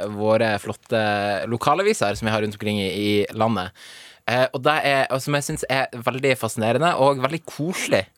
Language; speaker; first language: Norwegian; native; Norwegian